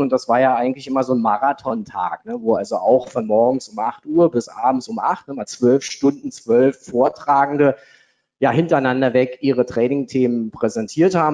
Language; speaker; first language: German; native; German